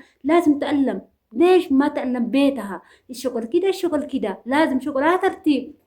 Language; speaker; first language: Arabic; non-native, learner; Oromo